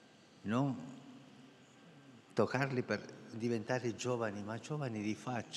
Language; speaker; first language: Italian; non-native, fluent; Spanish